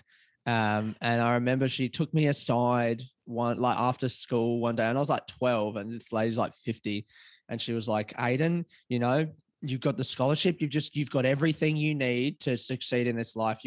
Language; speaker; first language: English; native; English